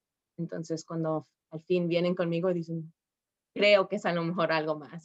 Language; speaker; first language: Spanish; early bilingual, heritage; Spanish